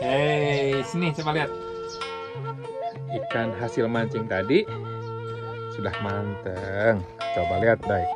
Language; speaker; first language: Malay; non-native, local second language; Sundanese